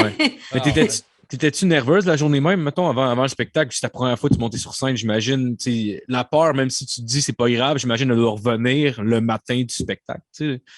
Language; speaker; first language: French; native; French